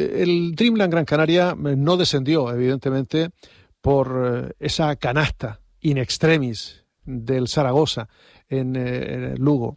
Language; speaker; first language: Spanish; native; Spanish